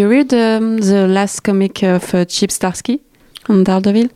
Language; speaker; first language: English; non-native, learner; French